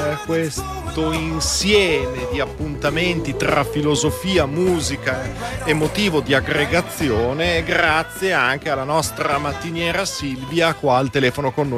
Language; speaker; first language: Italian; native; Italian